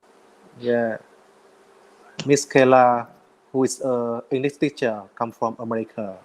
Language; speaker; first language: English; non-native, learner; Vietnamese